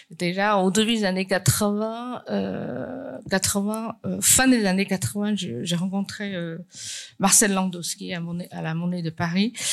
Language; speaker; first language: French; non-native, fluent; Chinese